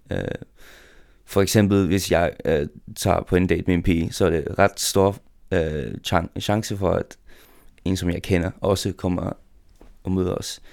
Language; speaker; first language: Danish; non-native, local second language; Faroese